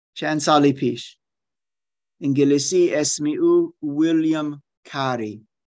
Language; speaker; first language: Persian; non-native, learner; German